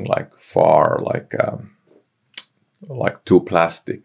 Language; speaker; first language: English; non-native, fluent; Finnish